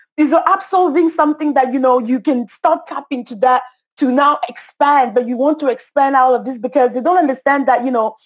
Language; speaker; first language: English; non-native, local second language; French